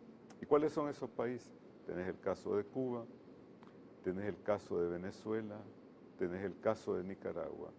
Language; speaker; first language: Spanish; native; Spanish